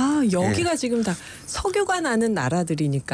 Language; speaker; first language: Korean; native; Korean